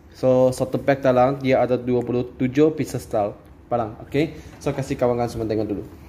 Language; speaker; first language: Malay; non-native, local second language; Chinese